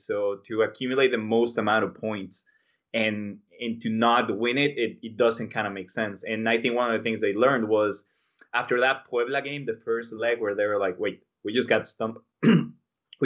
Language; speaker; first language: English; non-native, fluent; Spanish